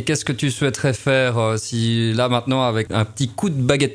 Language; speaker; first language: French; native; French